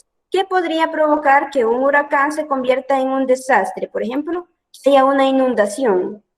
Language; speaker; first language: Spanish; native; Spanish